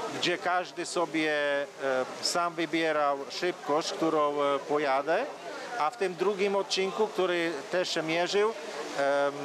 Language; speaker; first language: Polish; non-native, learner; Slovak